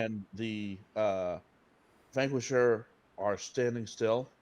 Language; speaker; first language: English; native; English